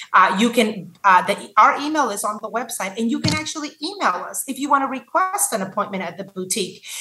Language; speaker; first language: English; non-native, fluent; Spanish